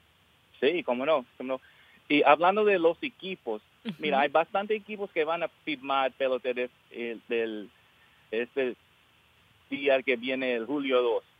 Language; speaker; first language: Spanish; early bilingual, heritage; English